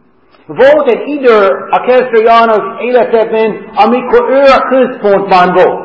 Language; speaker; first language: Hungarian; non-native, fluent; English